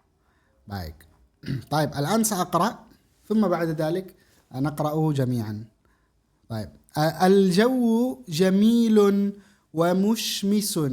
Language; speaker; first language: Arabic; non-native, fluent; Indonesian